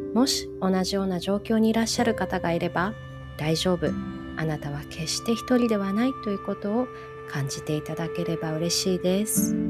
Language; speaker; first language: Japanese; early bilingual, other home language; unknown